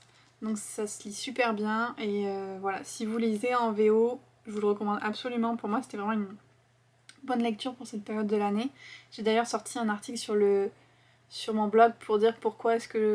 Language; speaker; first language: French; native; French